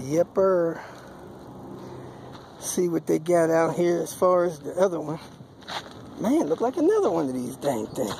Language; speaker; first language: English; native; English